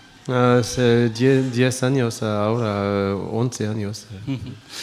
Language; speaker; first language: Spanish; non-native, learner; French